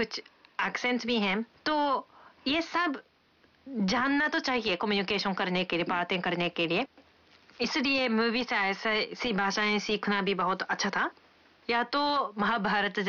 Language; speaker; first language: Hindi; non-native, fluent; Japanese